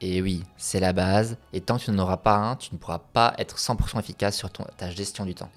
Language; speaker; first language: French; native; French